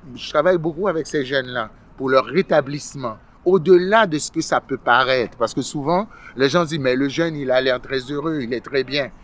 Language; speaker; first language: French; early bilingual, other home language; Haitian Creole